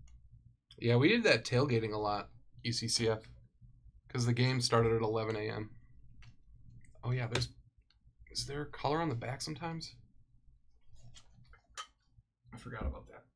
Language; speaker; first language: English; native; English